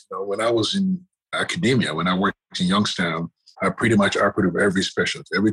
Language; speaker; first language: English; non-native, local second language; Akan